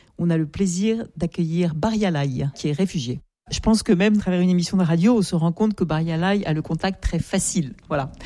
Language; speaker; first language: French; native; French